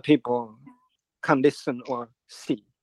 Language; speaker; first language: English; non-native, learner; Japanese